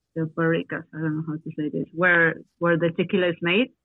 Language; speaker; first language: English; non-native, learner; Spanish